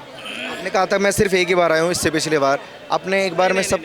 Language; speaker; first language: Hindi; native; Hindi